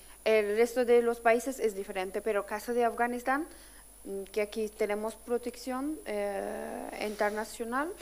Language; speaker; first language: Spanish; non-native, fluent; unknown